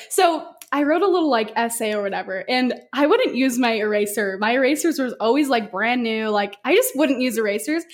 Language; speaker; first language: English; native; English